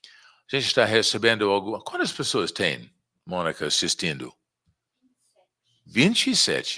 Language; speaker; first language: Portuguese; non-native, fluent; English